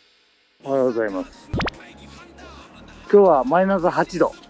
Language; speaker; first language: Japanese; native; Japanese